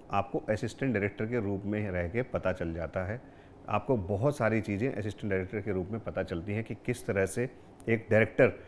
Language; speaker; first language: Hindi; native; Hindi